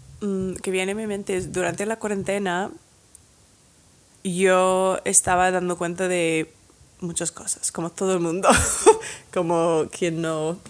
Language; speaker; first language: Spanish; non-native, fluent; English